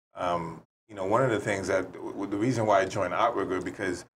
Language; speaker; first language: English; native; English